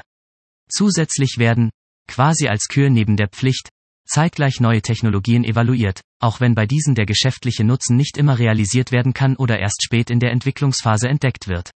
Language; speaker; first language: German; native; German